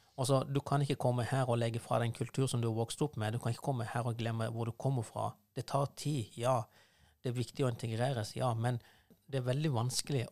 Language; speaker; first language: Norwegian; non-native, fluent; Persian